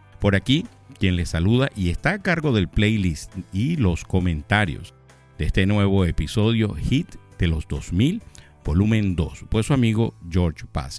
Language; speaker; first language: Spanish; native; Spanish